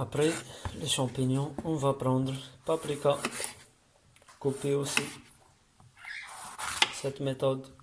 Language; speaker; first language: French; non-native, learner; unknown